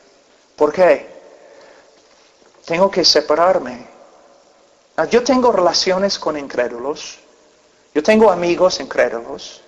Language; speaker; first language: Spanish; non-native, fluent; English